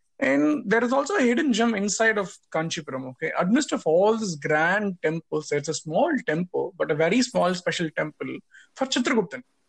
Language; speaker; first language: English; non-native, local second language; Tamil